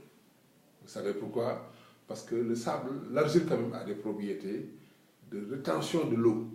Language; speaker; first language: French; non-native, local second language; Wolof